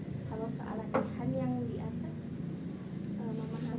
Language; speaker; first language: Indonesian; native; Indonesian